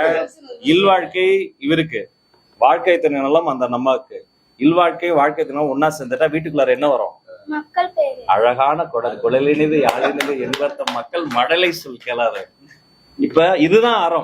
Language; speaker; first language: Tamil; native; Tamil